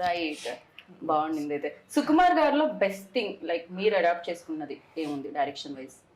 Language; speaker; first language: Telugu; native; Telugu